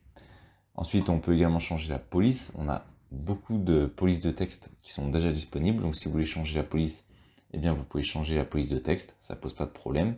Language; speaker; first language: French; native; French